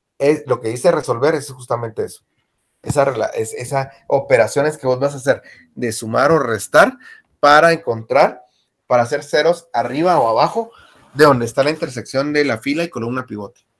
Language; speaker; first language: Spanish; native; Spanish